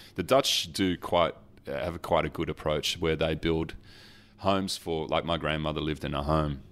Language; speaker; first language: English; early bilingual, other home language; Dutch